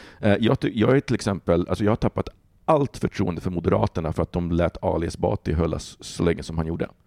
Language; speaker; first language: Swedish; native; Swedish